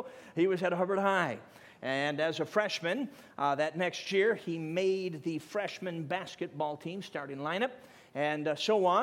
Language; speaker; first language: English; native; English